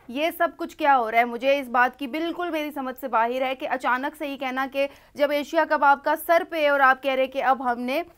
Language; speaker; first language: Urdu; native; Urdu